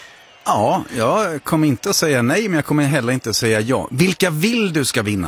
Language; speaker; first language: Swedish; native; Swedish